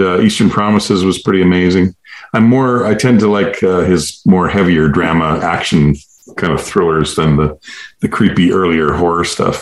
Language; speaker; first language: English; native; English